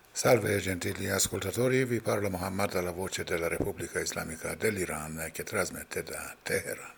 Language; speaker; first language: Italian; non-native, fluent; Persian